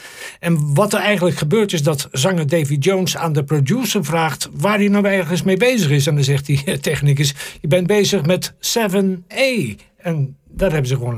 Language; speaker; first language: Dutch; native; Dutch